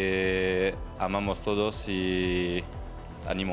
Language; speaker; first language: Spanish; non-native, fluent; French